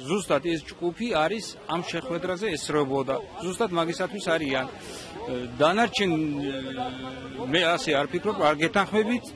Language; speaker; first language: Georgian; non-native, local second language; Azerbaijani